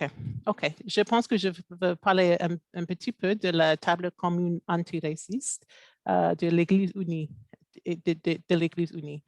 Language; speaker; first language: French; non-native, local second language; English